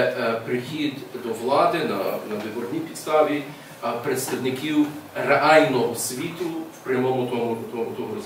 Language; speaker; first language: Ukrainian; early bilingual, heritage; English